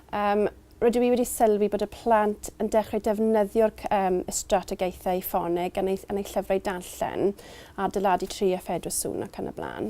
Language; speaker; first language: Welsh; native; Welsh